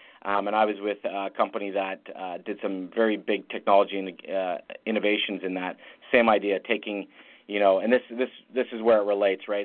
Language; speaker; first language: English; native; English